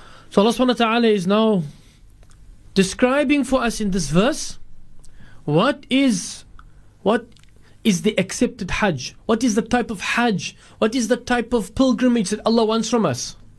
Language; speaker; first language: English; native; English